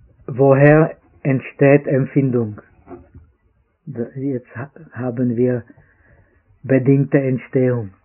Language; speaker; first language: German; non-native, fluent; Czech